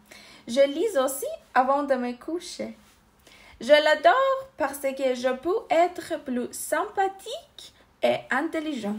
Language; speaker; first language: French; non-native, learner; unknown